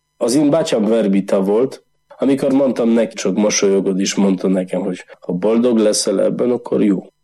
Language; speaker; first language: Hungarian; non-native, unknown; Polish